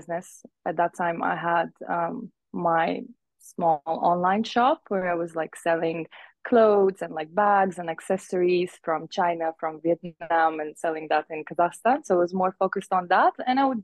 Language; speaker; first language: English; non-native, fluent; Uzbek